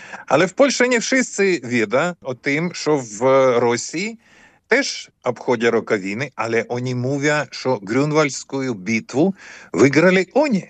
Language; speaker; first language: Ukrainian; early bilingual, heritage; Ukrainian